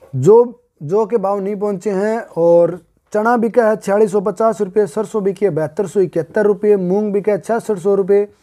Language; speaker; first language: Hindi; native; Hindi